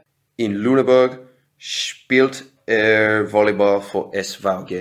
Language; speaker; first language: German; non-native, learner; English